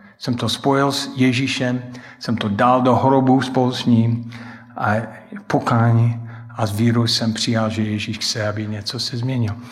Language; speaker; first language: Czech; non-native, fluent; English